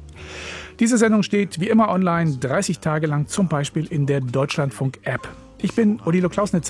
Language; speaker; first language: German; native; German